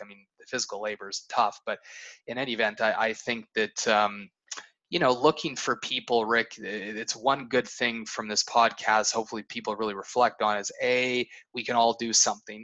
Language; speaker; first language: English; native; English